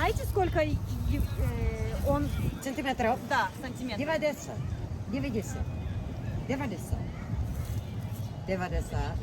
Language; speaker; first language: Russian; non-native, learner; Turkish